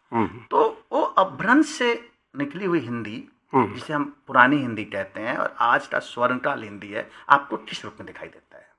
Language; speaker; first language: Hindi; native; Hindi